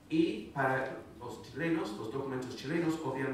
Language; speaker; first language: Spanish; non-native, fluent; English